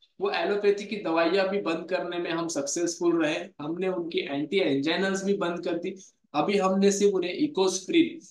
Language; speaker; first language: Hindi; non-native, local second language; Marathi